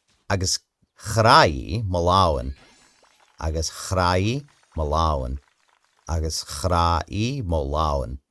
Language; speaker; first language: Irish; non-native, learner; English